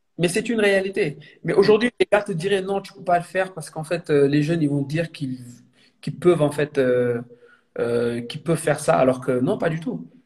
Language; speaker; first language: French; non-native, local second language; Wolof